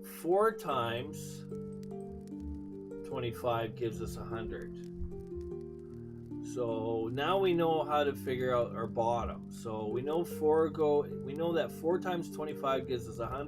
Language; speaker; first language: English; native; English